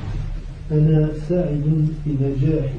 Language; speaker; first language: Arabic; non-native, learner; French